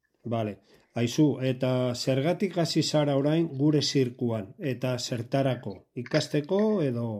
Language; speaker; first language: Basque; native; Basque